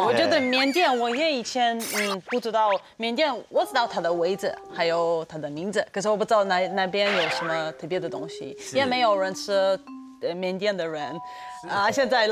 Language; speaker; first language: Chinese; non-native, fluent; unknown